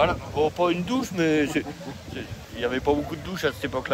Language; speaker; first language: French; native; French